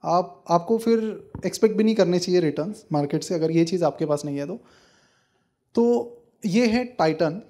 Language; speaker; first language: Hindi; non-native, local second language; Marathi